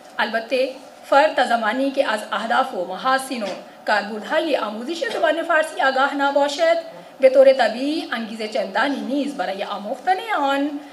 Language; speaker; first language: Persian; non-native, fluent; Urdu